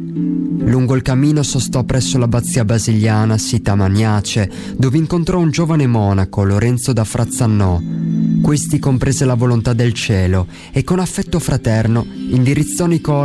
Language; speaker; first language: Italian; native; Italian